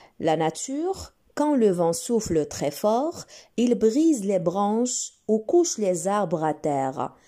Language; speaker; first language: French; non-native, local second language; Arabic